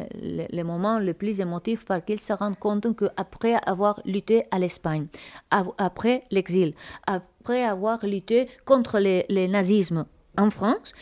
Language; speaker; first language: French; non-native, fluent; Spanish